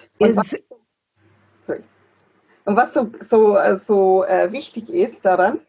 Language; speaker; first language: German; non-native, fluent; English